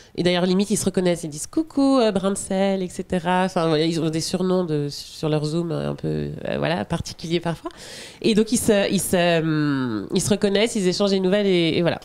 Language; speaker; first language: French; native; French